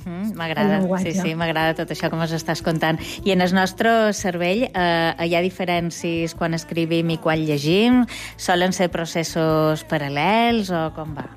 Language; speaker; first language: Catalan; native; Catalan